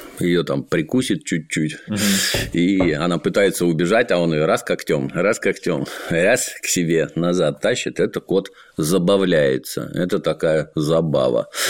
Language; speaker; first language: Russian; native; Russian